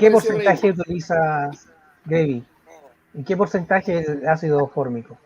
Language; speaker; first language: Spanish; native; Spanish